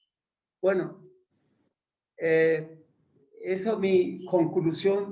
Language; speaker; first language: Spanish; non-native, learner; Persian